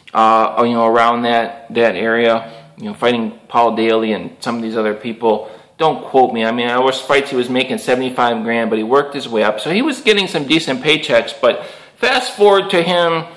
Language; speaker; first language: English; native; English